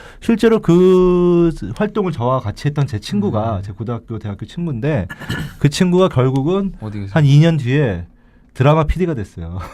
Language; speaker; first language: Korean; native; Korean